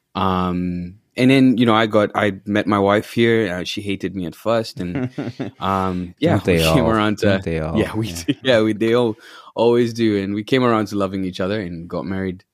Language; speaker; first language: English; non-native, local second language; Ganda